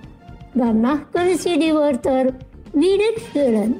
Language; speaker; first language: German; non-native, fluent; Indonesian